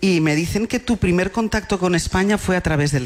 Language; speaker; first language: Spanish; native; Spanish